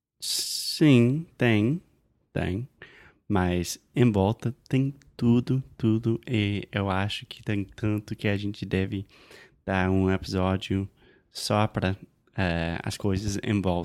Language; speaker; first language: Portuguese; non-native, fluent; English